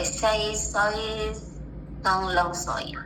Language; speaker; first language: Cantonese; non-native, learner; Indonesian